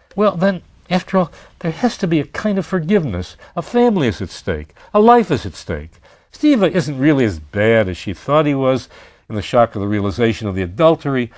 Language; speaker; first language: English; native; English